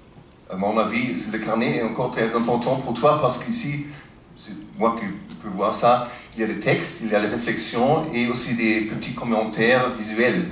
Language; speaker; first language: French; non-native, fluent; German